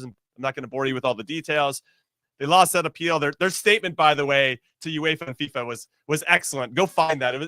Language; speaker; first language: English; native; English